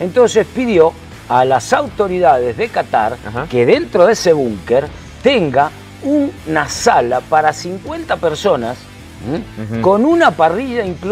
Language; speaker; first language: Spanish; native; Spanish